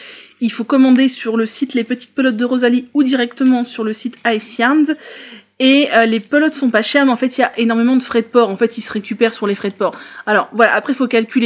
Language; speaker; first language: French; native; French